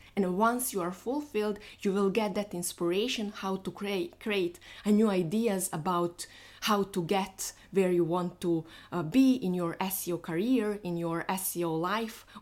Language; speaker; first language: English; non-native, fluent; Bosnian